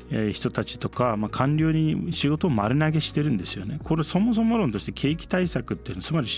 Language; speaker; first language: Japanese; non-native, fluent; Turkish